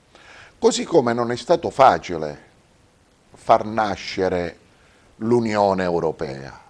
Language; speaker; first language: Italian; native; Italian